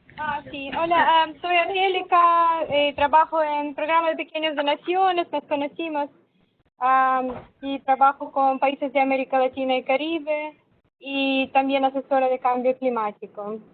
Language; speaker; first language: Spanish; non-native, fluent; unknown